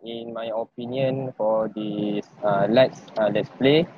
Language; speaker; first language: English; non-native, local second language; Malay